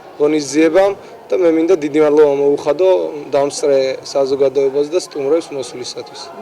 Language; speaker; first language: Georgian; native; Georgian